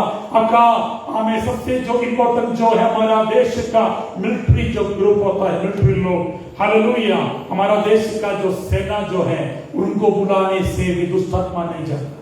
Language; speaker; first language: Hindi; non-native, local second language; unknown